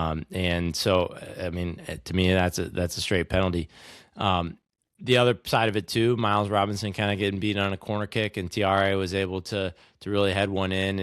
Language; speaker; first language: English; native; English